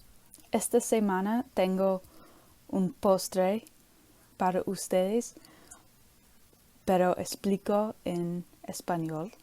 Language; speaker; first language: Spanish; non-native, learner; English